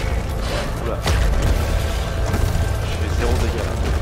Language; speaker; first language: French; native; French